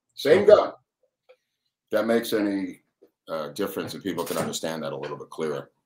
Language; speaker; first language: English; native; English